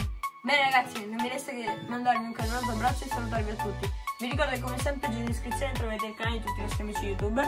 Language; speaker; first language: Italian; native; Italian